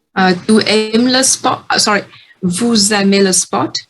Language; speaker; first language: French; non-native, learner; Vietnamese